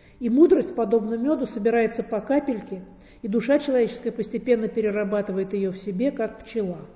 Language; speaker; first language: Russian; native; Russian